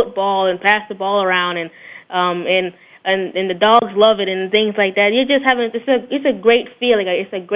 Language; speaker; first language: English; native; English